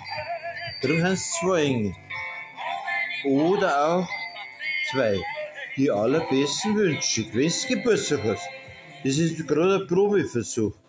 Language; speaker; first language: German; native; German